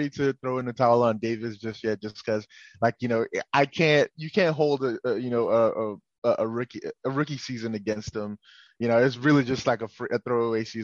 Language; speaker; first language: English; non-native, local second language; Yoruba